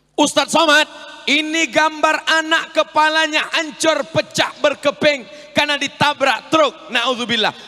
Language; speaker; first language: Indonesian; native; Indonesian